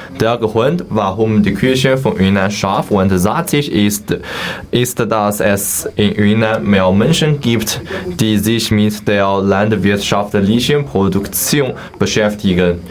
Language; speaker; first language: German; non-native, learner; Chinese